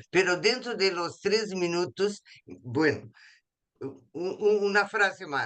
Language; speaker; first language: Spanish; non-native, fluent; Portuguese